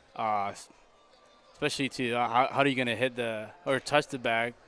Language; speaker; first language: English; non-native, fluent; Spanish